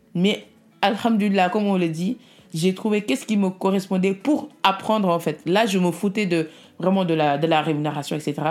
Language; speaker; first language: French; non-native, local second language; Wolof